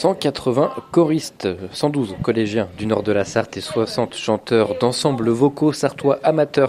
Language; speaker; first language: French; native; French